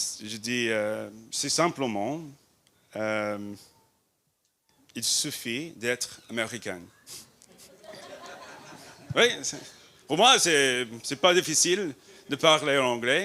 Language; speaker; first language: French; non-native, learner; English